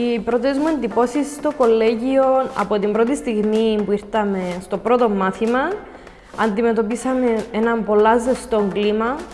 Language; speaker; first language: Greek; native; Greek